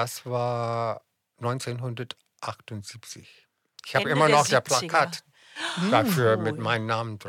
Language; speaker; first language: German; non-native, fluent; English